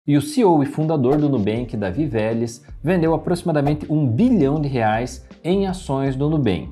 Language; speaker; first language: Portuguese; native; Portuguese